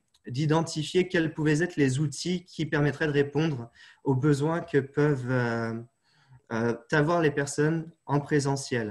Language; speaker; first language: French; native; French